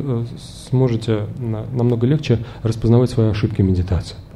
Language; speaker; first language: Russian; native; Russian